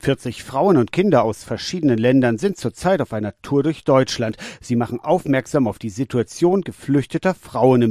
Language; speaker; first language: German; native; German